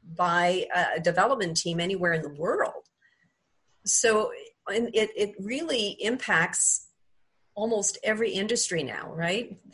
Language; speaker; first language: English; native; English